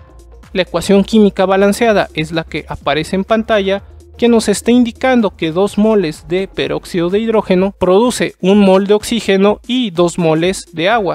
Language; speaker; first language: Spanish; native; Spanish